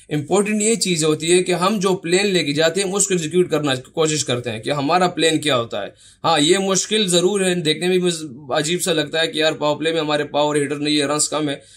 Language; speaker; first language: Urdu; non-native, local second language; Pashto